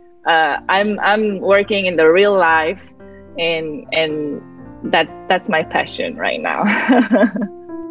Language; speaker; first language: English; non-native, fluent; Indonesian